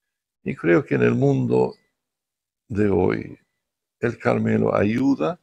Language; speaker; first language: Spanish; non-native, fluent; English